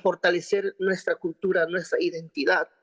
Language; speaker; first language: Spanish; non-native, local second language; Quechua